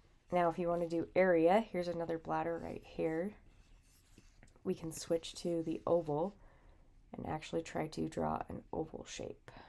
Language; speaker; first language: English; native; English